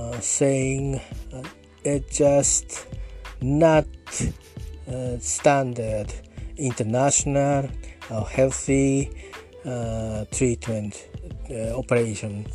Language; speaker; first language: English; non-native, learner; Japanese